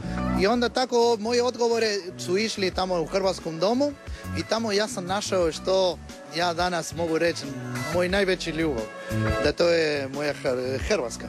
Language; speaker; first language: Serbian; non-native, learner; Spanish